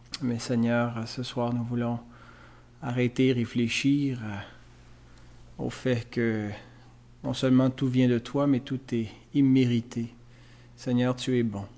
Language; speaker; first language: French; native; French